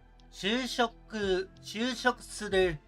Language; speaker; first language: Japanese; non-native, learner; English